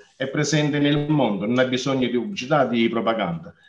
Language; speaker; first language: Italian; native; Italian